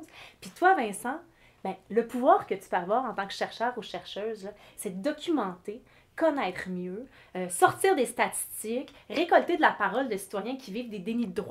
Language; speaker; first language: French; native; French